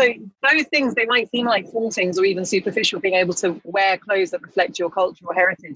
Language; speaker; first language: English; native; English